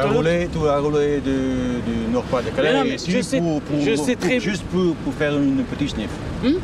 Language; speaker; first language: French; non-native, learner; Dutch